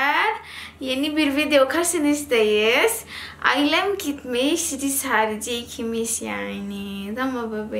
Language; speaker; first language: Turkish; non-native, learner; Indonesian